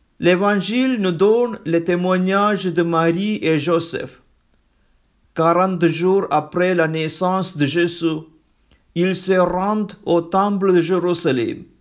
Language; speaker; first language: French; non-native, fluent; Malayalam